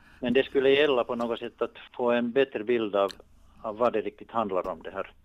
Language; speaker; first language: Swedish; native; Swedish